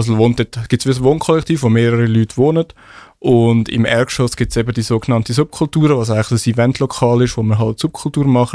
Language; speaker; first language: German; native; German